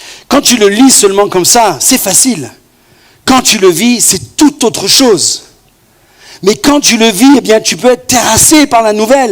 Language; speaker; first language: French; native; French